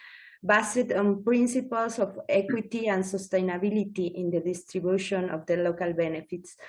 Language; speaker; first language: English; non-native, learner; Spanish